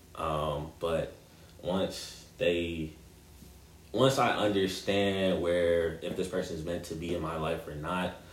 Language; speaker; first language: English; native; English